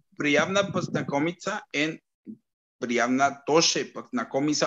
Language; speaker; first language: Russian; non-native, learner; Spanish